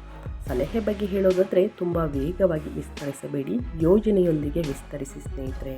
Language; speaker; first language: Kannada; native; Kannada